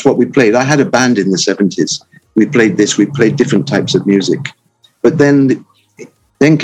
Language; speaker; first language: English; native; English